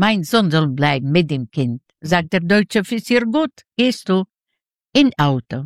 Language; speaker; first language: German; non-native, learner; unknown